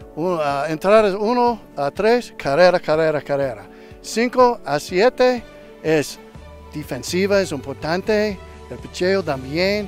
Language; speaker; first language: Spanish; non-native, learner; English